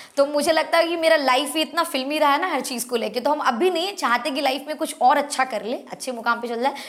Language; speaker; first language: Hindi; native; Hindi